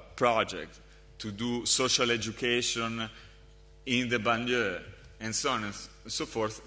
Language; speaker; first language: English; non-native, fluent; Italian